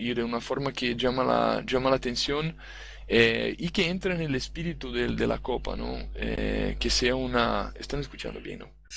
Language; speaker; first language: Spanish; non-native, fluent; Portuguese